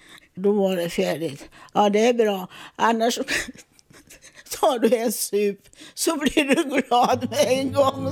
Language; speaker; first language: Swedish; non-native, fluent; Italian